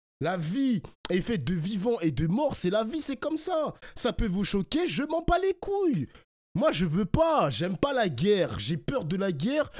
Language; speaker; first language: French; early bilingual, other home language; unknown